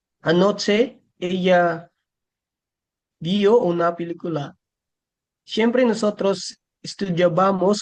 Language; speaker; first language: Spanish; non-native, learner; Filipino